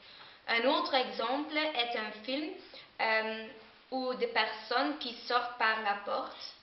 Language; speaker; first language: French; non-native, learner; Dutch